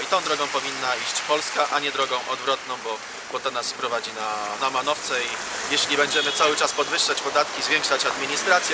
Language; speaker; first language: Polish; native; Polish